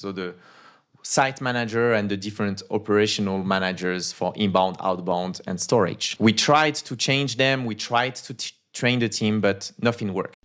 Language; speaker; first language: English; non-native, fluent; French